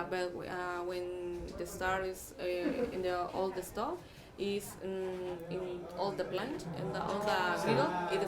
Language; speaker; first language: English; non-native, fluent; Spanish